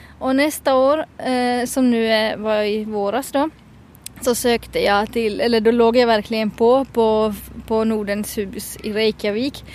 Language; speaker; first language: Swedish; native; Swedish